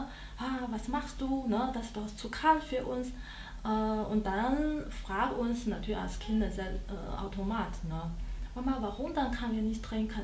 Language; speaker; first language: German; non-native, learner; Chinese